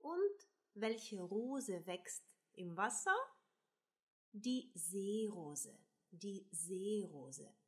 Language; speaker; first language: German; non-native, fluent; Russian